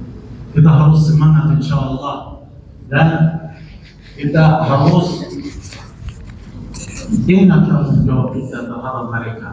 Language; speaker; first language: Indonesian; non-native, fluent; Arabic